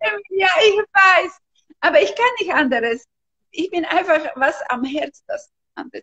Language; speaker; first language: German; non-native, fluent; Slovak